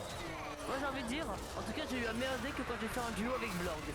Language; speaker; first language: French; native; French